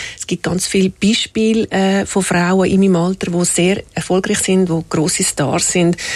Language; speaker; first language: German; native; German